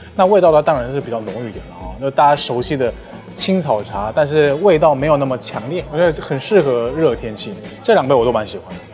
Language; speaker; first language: Chinese; non-native, fluent; Korean